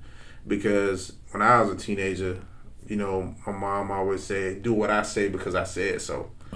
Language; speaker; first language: English; native; English